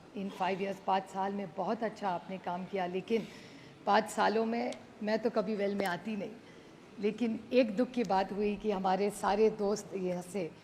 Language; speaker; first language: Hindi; non-native, local second language; Marathi